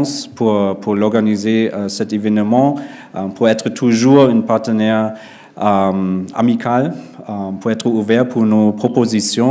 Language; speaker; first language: French; non-native, fluent; German